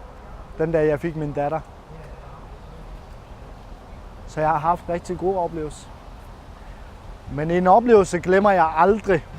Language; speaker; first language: Danish; non-native, fluent; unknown